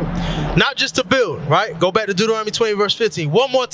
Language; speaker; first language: English; native; English